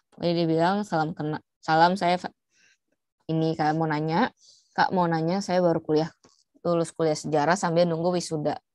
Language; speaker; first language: Indonesian; native; Indonesian